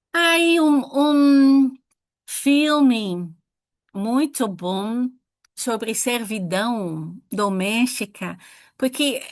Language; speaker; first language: Portuguese; non-native, fluent; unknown